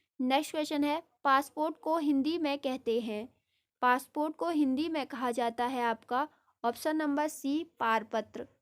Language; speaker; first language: Hindi; native; Hindi